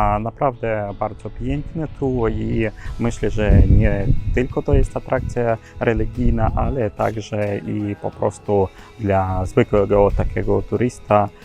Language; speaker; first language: Polish; non-native, learner; Ukrainian